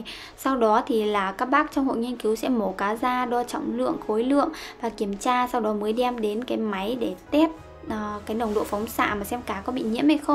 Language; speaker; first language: Vietnamese; native; Vietnamese